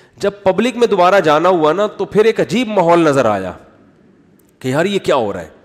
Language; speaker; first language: Urdu; native; Urdu